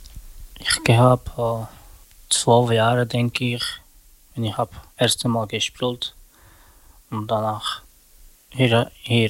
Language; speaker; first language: German; non-native, learner; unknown